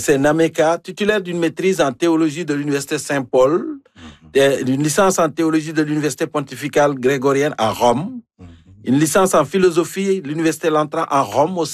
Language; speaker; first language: French; native; French